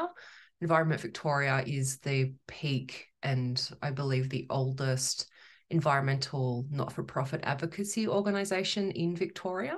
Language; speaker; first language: English; native; English